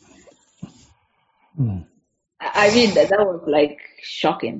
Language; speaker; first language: English; non-native, local second language; Meru